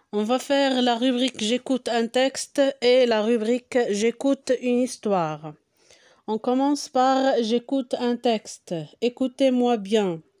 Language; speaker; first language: French; non-native, local second language; Arabic